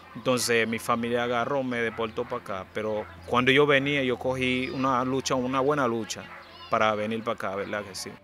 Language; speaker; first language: Spanish; non-native, fluent; Haitian Creole